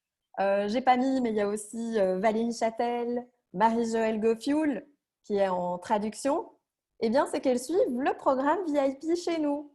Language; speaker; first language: French; native; French